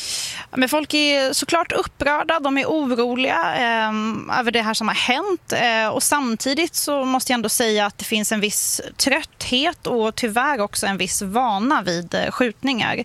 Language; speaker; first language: Swedish; native; Swedish